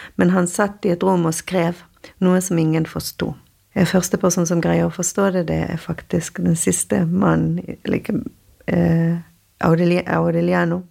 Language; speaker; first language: Norwegian; non-native, fluent; Spanish